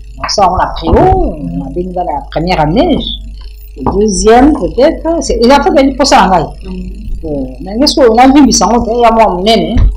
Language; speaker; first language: French; non-native, local second language; Lingala